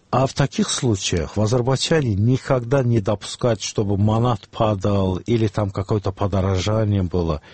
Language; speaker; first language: Russian; non-native, local second language; Azerbaijani